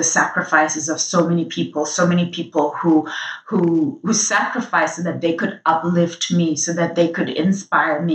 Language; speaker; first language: English; non-native, local second language; Shona